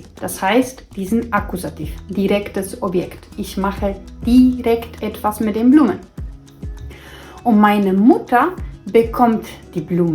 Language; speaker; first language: German; non-native, fluent; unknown